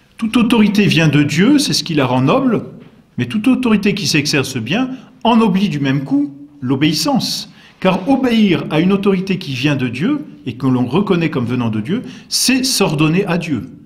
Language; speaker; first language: French; native; French